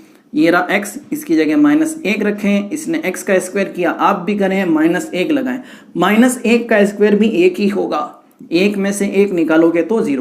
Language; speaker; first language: Hindi; native; Hindi